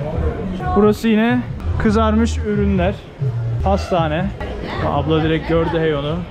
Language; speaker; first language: Turkish; native; Turkish